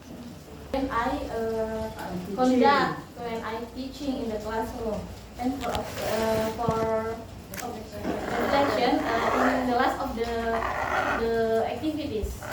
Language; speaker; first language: English; non-native, learner; Indonesian